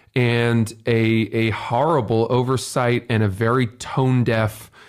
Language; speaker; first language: English; native; English